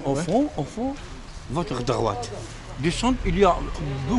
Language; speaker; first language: French; non-native, local second language; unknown